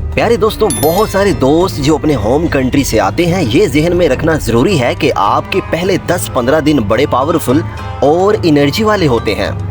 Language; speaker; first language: Urdu; non-native, local second language; Punjabi